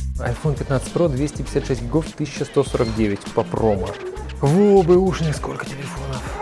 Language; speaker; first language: Russian; native; Russian